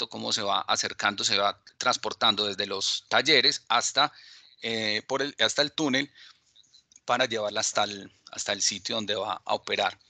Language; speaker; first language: Spanish; native; Spanish